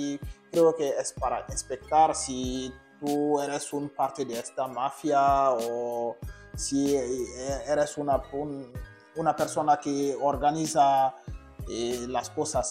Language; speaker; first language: Spanish; non-native, learner; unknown